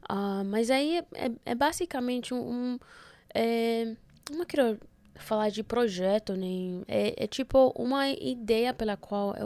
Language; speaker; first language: Portuguese; early bilingual, heritage; Portuguese